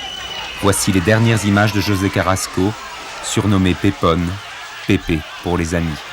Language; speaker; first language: French; native; French